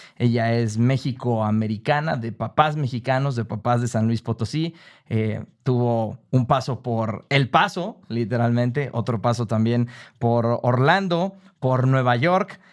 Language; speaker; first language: Spanish; native; Spanish